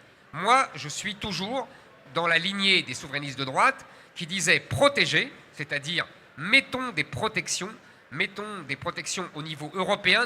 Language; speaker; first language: French; native; French